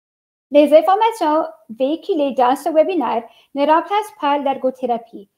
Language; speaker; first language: French; native; French